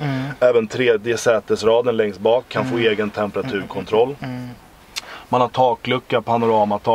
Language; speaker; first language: Swedish; native; Swedish